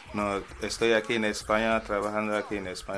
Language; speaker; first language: Spanish; non-native, learner; English